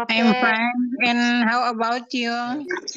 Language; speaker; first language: English; non-native, learner; Indonesian